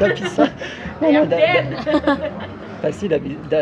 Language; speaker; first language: Indonesian; non-native, learner; French